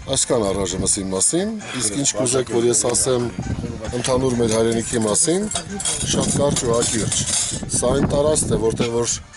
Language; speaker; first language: Armenian; native; Armenian